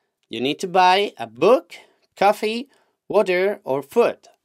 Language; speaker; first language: English; non-native, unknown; Spanish